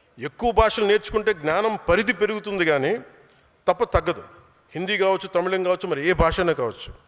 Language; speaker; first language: Telugu; native; Telugu